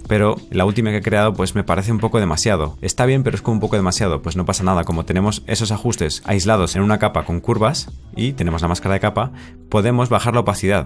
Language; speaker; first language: Spanish; native; Spanish